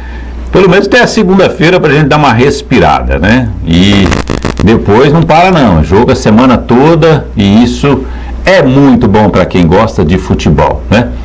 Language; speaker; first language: Portuguese; native; Portuguese